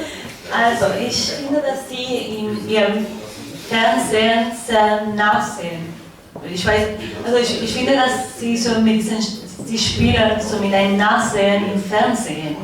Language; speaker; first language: German; non-native, fluent; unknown